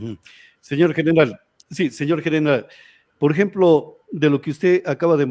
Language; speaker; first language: Spanish; native; Spanish